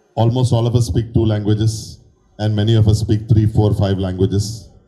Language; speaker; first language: English; non-native, local second language; Tamil